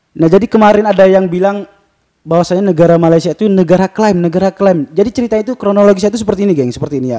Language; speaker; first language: Indonesian; native; Indonesian